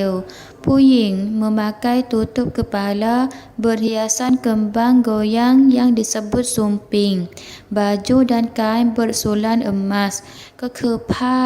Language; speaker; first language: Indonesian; non-native, learner; Thai